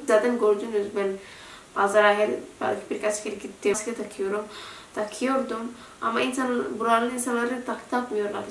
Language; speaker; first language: Turkish; non-native, learner; Indonesian